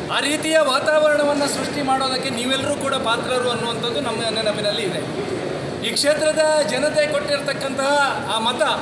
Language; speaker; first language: Kannada; native; Kannada